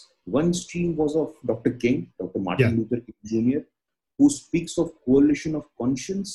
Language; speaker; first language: English; non-native, local second language; Hindi